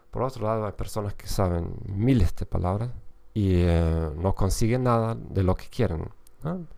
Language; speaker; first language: Spanish; non-native, fluent; German